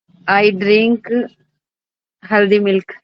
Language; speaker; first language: English; non-native, learner; Hindi